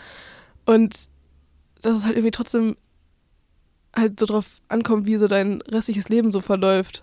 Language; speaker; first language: German; native; German